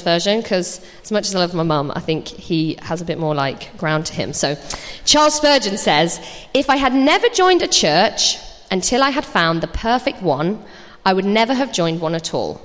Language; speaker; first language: English; native; English